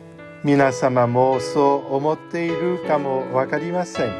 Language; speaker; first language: Japanese; non-native, learner; French